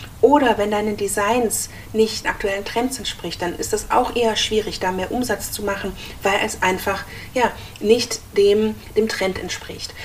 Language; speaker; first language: German; native; German